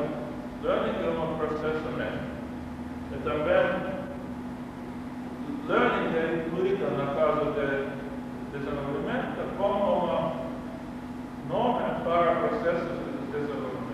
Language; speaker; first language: Portuguese; non-native, learner; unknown